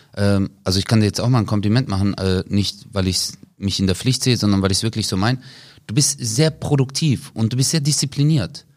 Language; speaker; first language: German; early bilingual, other home language; Turkish